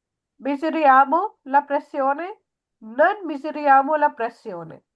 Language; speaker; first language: Italian; non-native, learner; Punjabi